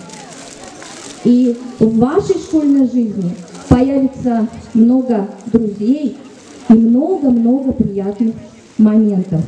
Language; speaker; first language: Russian; non-native, local second language; Gagauz